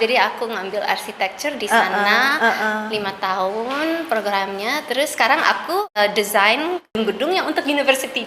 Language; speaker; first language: Indonesian; early bilingual, heritage; Indonesian